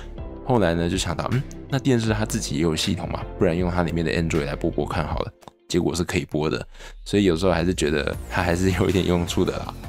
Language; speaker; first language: Chinese; native; Chinese